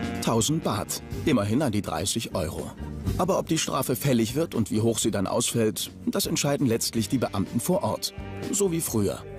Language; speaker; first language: German; native; German